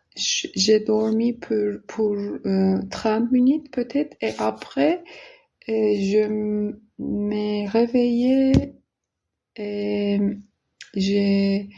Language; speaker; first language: French; non-native, learner; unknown